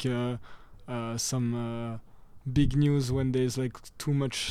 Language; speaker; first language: English; non-native, fluent; French